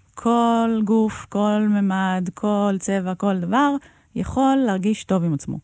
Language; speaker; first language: Hebrew; native; Hebrew